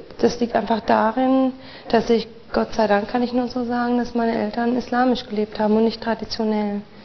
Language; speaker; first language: German; early bilingual, other home language; Turkish